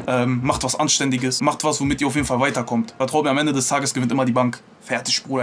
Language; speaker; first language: German; native; German